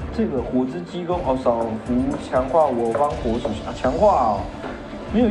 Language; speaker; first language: Chinese; native; Chinese